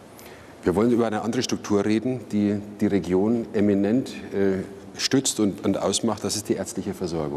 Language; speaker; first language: German; native; German